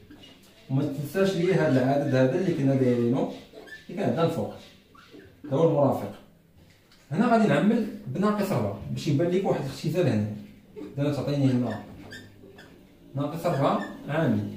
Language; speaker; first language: Arabic; native; Arabic